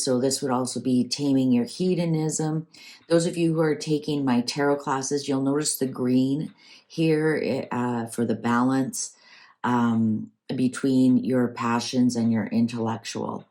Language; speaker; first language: English; native; English